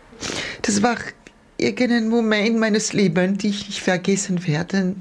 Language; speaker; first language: German; non-native, fluent; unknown